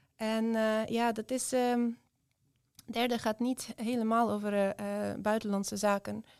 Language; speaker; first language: Dutch; non-native, fluent; Ukrainian